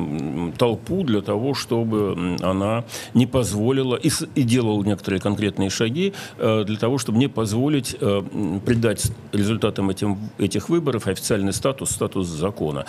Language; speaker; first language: Russian; native; Russian